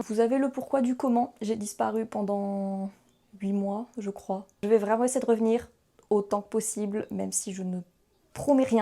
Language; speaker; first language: French; native; French